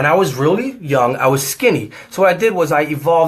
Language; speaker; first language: English; native; English